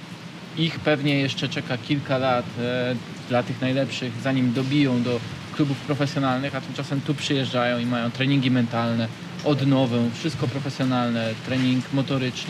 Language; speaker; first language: Polish; native; Polish